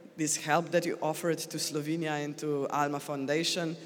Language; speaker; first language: English; non-native, fluent; Slovenian